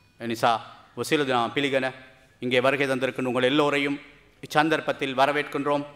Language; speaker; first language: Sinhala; non-native, local second language; Tamil